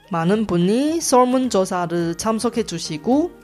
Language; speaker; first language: Korean; non-native, fluent; Chinese